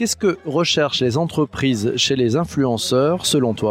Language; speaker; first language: French; native; French